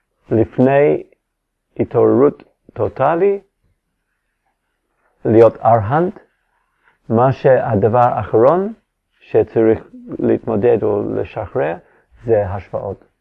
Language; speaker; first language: Hebrew; non-native, fluent; English